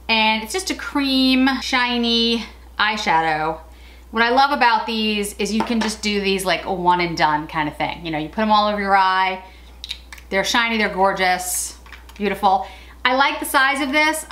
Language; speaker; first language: English; native; English